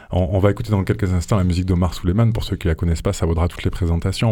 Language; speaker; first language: French; native; French